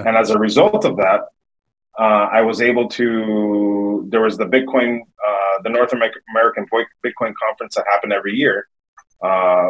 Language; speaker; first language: English; native; English